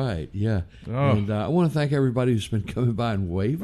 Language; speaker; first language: English; native; English